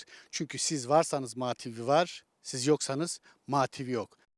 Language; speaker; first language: Turkish; native; Turkish